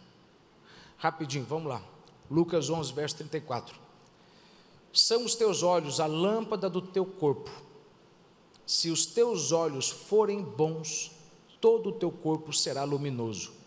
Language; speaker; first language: Portuguese; native; Portuguese